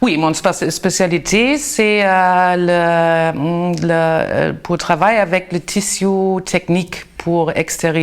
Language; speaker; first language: French; non-native, learner; German